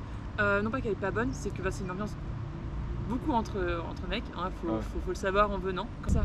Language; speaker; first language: French; native; French